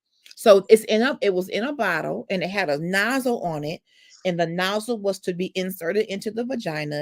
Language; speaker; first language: English; native; English